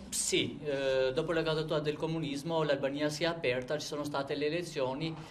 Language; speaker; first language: Italian; non-native, fluent; Albanian